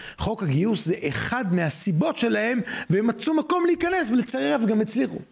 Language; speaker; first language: Hebrew; native; Hebrew